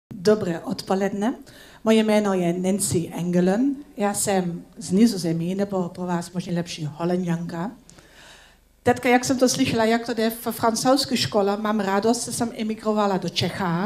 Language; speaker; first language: Czech; non-native, learner; Dutch